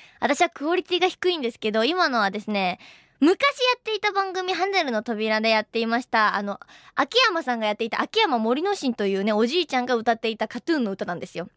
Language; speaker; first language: Japanese; native; Japanese